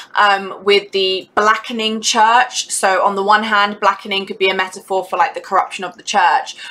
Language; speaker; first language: English; native; English